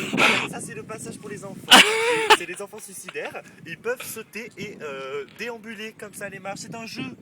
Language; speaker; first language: French; native; French